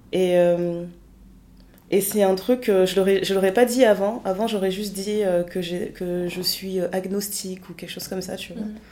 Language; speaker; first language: French; early bilingual, other home language; Lingala